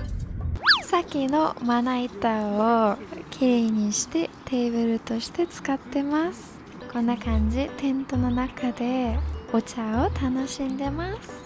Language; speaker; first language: Japanese; non-native, fluent; English